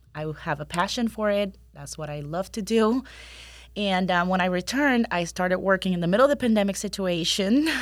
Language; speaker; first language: English; non-native, fluent; Spanish